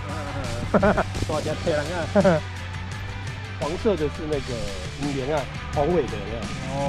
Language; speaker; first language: Chinese; native; Chinese